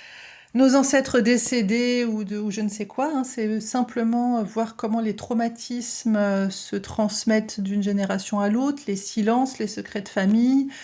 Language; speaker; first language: French; native; French